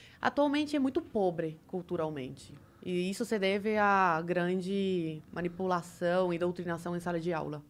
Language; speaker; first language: Portuguese; early bilingual, other home language; Spanish